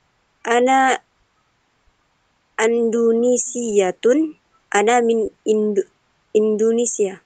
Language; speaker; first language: Arabic; non-native, learner; Indonesian